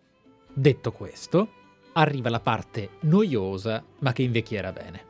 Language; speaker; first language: Italian; native; Italian